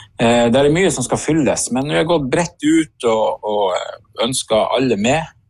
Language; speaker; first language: Norwegian; native; Norwegian